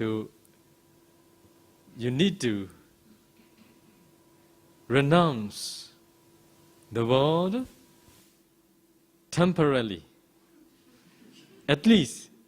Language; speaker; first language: English; non-native, fluent; Burmese